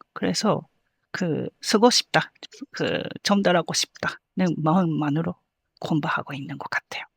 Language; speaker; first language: Korean; non-native, fluent; Japanese